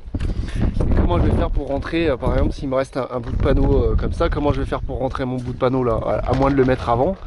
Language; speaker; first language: French; native; French